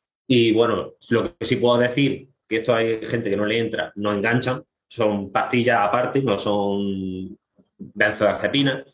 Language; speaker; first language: Spanish; native; Spanish